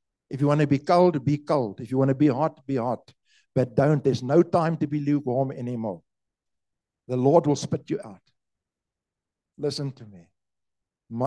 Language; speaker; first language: English; non-native, local second language; Afrikaans